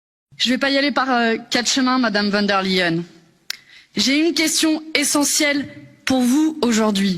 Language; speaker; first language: French; native; French